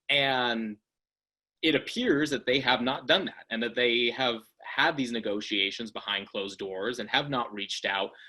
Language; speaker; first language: English; native; English